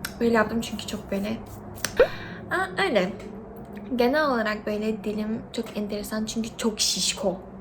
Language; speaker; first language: Turkish; early bilingual, other home language; Korean